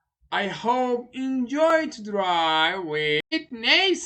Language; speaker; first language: English; non-native, learner; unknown